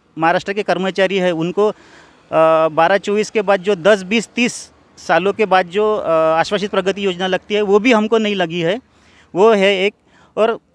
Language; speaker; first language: Hindi; non-native, local second language; Marathi